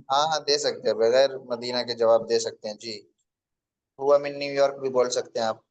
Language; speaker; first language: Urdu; native; Urdu